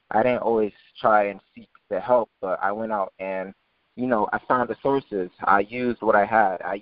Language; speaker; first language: English; native; English